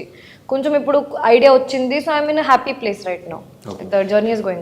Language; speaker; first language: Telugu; non-native, learner; Hindi